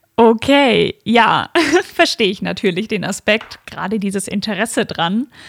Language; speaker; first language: German; native; German